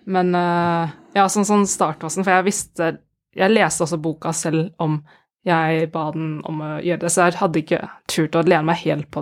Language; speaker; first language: Norwegian; non-native, fluent; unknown